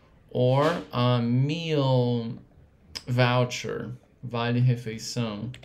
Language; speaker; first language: Portuguese; native; Portuguese